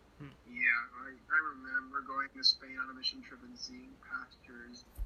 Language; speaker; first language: English; non-native, fluent; Spanish